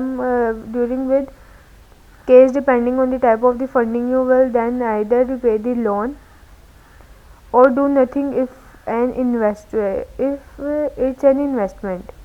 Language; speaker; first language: English; non-native, local second language; Urdu